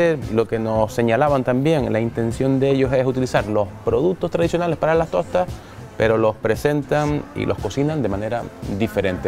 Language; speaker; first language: Spanish; native; Spanish